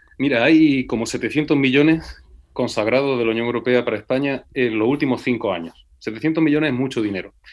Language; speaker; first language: Spanish; native; Spanish